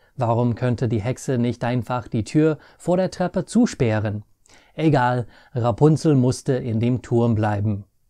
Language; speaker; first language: German; non-native, fluent; English